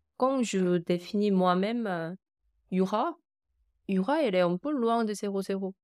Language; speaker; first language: French; non-native, fluent; Korean